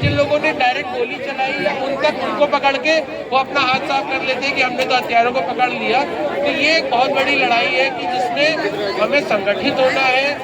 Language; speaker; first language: Hindi; native; Hindi